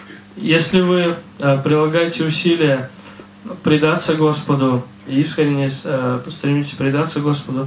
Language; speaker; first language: Russian; native; Russian